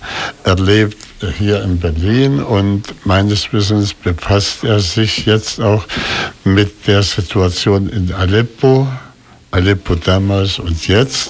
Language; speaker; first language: German; non-native, fluent; Arabic